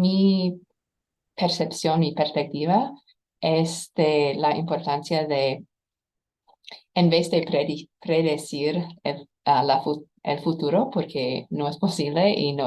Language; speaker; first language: Spanish; non-native, fluent; English